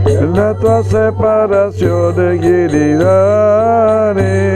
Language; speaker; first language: Italian; non-native, learner; Spanish